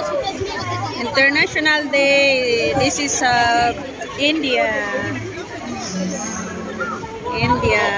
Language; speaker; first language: English; non-native, local second language; Filipino